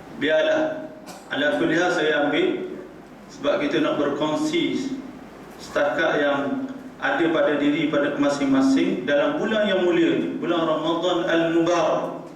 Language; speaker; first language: Malay; native; Malay